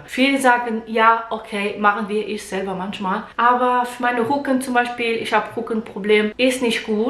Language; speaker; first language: German; non-native, learner; Portuguese